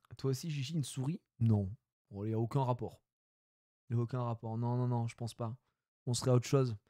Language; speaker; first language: French; native; French